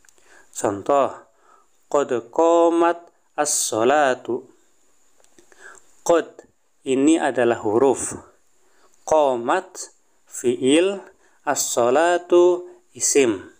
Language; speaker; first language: Indonesian; native; Indonesian